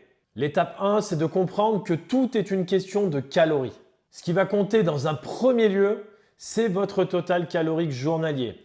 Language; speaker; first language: French; native; French